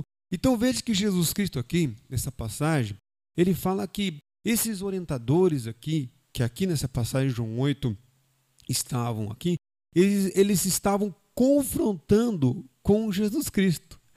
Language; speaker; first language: Portuguese; native; Portuguese